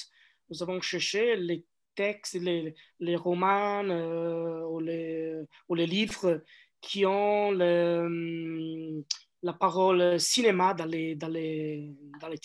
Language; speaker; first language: French; non-native, learner; Italian